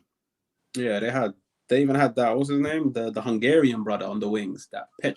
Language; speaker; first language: English; native; English